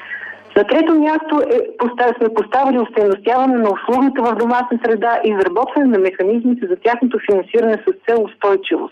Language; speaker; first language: Bulgarian; native; Bulgarian